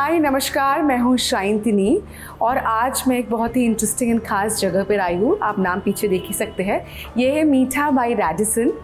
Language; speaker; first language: Hindi; non-native, local second language; Bangla